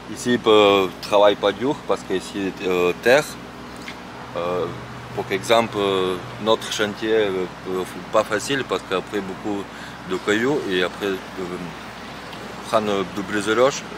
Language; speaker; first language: French; non-native, learner; Ukrainian